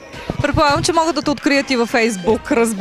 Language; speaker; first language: Bulgarian; native; Bulgarian